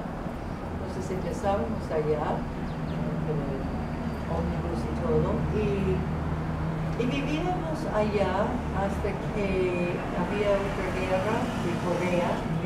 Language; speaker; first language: Spanish; non-native, fluent; English